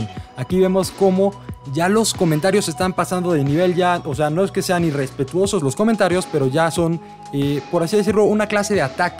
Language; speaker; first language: Spanish; native; Spanish